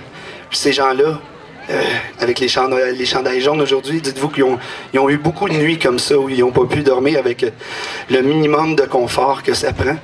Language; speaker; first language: French; native; French